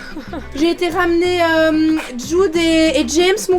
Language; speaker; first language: French; native; French